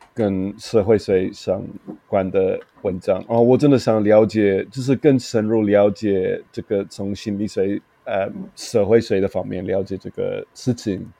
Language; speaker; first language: Chinese; non-native, fluent; English